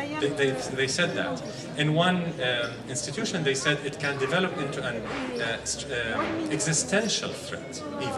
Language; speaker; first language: English; non-native, fluent; Arabic